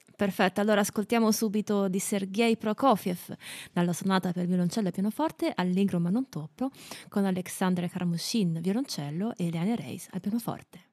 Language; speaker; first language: Italian; native; Italian